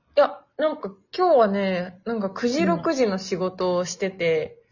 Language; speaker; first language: Japanese; non-native, fluent; Chinese